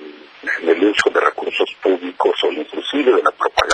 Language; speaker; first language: Spanish; native; Spanish